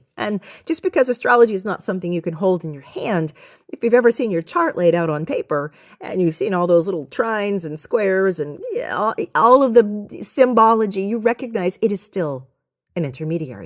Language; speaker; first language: English; native; English